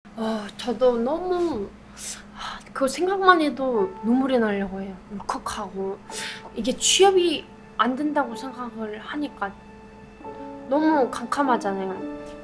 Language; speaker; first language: Korean; non-native, fluent; Mongolian